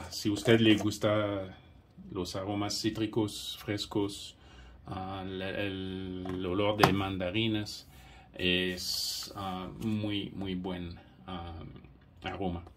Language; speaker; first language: Spanish; non-native, fluent; English